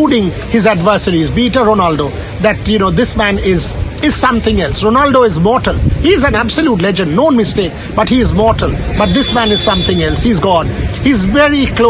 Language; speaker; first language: English; non-native, local second language; Bangla